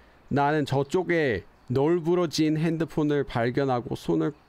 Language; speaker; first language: Korean; non-native, fluent; English